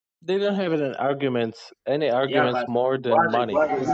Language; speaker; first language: English; non-native, fluent; Polish